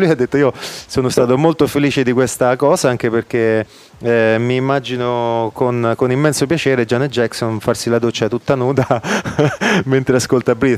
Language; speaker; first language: Italian; native; Italian